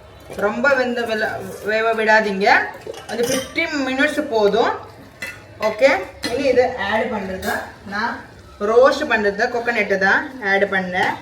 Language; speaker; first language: Tamil; non-native, learner; Malayalam